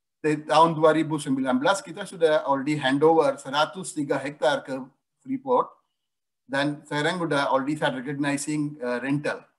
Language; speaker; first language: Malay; non-native, fluent; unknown